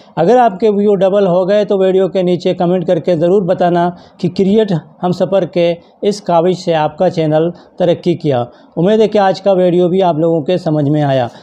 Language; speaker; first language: Urdu; native; Urdu